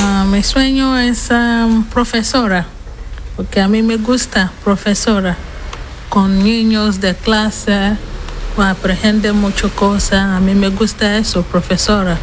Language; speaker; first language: Spanish; non-native, learner; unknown